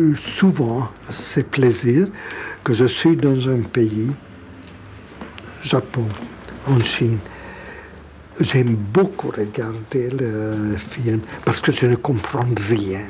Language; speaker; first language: French; non-native, fluent; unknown